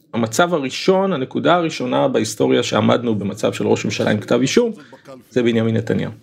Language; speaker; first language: Hebrew; native; Hebrew